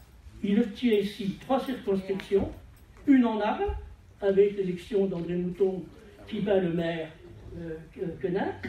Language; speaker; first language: French; native; French